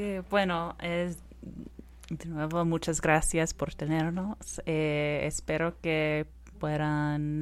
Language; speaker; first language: Spanish; non-native, fluent; English